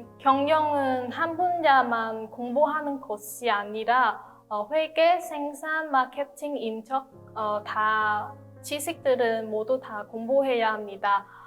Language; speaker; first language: Korean; non-native, fluent; Vietnamese